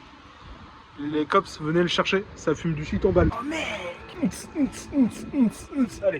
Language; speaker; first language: French; native; French